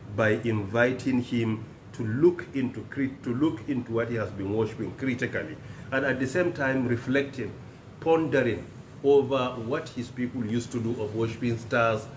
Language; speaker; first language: English; non-native, local second language; Hausa